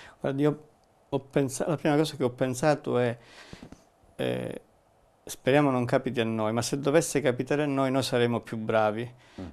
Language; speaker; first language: Italian; native; Italian